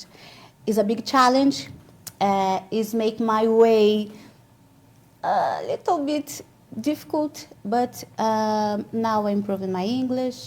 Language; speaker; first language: English; non-native, learner; Portuguese